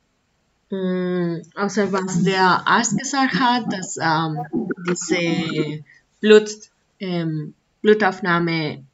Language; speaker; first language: German; non-native, learner; Spanish